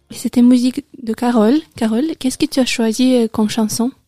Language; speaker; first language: French; non-native, learner; Russian